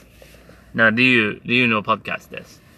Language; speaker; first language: Japanese; non-native, learner; English